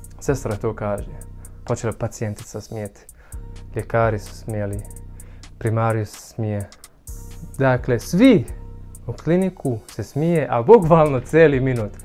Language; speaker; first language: Bosnian; non-native, fluent; Arabic